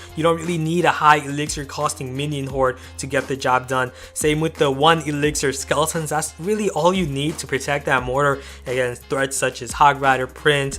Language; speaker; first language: English; native; English